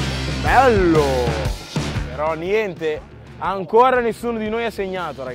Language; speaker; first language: Italian; native; Italian